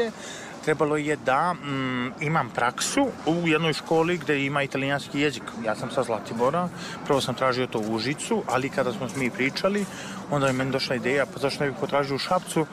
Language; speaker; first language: Serbian; native; Serbian